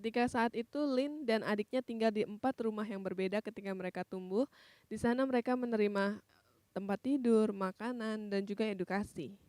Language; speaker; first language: Indonesian; native; Indonesian